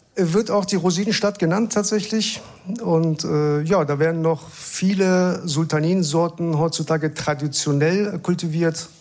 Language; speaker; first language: German; early bilingual, other home language; Persian